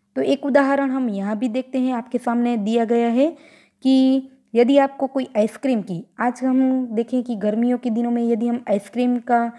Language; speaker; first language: Hindi; non-native, local second language; Gujarati